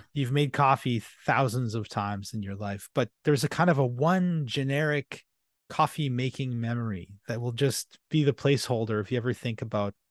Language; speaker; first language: English; non-native, fluent; French